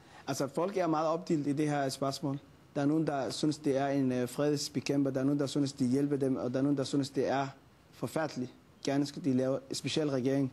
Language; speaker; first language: Danish; non-native, fluent; Somali